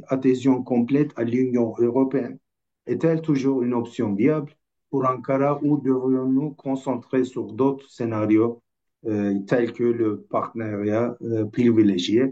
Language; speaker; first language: French; non-native, fluent; Turkish